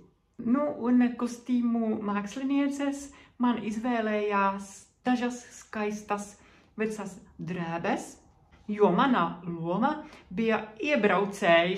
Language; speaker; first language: Latvian; non-native, fluent; Czech